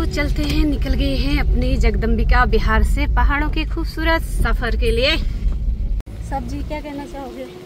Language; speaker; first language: Hindi; native; Hindi